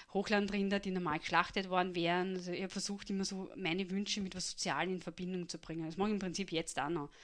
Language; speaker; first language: German; native; German